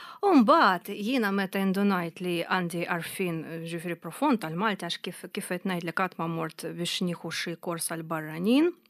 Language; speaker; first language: Maltese; non-native, fluent; Russian